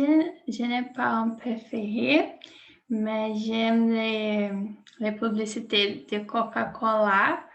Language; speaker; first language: French; non-native, learner; Portuguese